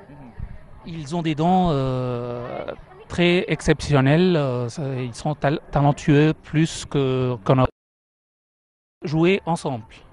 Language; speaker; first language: French; non-native, fluent; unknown